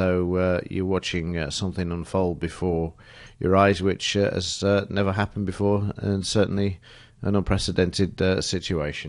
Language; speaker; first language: English; native; English